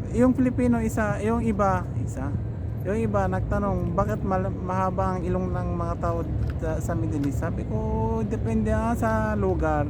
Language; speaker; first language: Filipino; native; Filipino